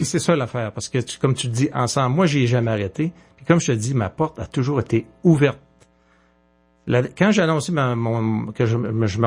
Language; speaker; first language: French; native; French